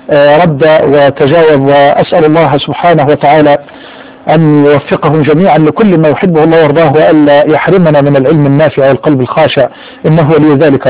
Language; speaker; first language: Arabic; native; Arabic